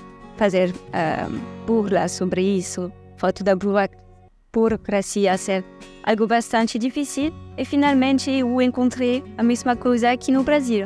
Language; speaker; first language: Portuguese; non-native, fluent; French